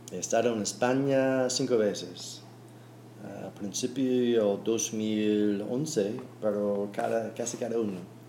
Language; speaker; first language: Spanish; non-native, learner; English